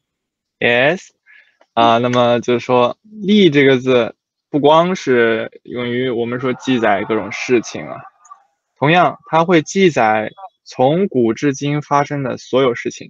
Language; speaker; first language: Chinese; native; Chinese